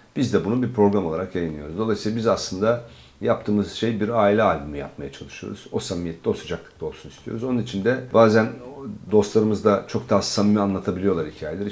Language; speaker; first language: Turkish; native; Turkish